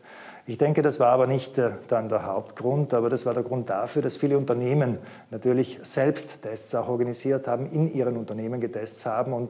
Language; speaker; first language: German; native; German